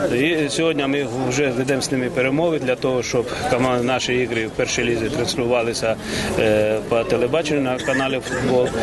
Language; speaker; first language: Ukrainian; non-native, fluent; Georgian